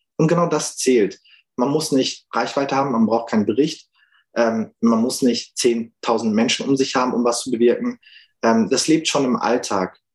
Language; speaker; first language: German; early bilingual, other home language; Turkish